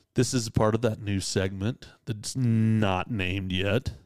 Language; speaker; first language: English; native; English